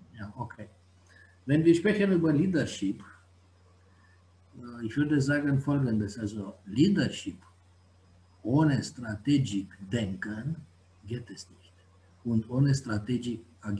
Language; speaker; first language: German; non-native, fluent; Romanian